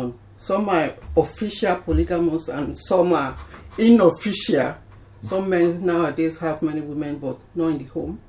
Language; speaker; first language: English; non-native, local second language; Yoruba